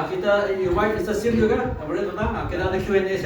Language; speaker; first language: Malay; non-native, local second language; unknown